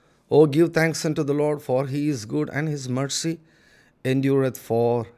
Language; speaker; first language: English; non-native, local second language; Telugu